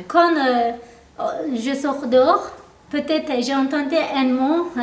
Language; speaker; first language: French; non-native, learner; Turkish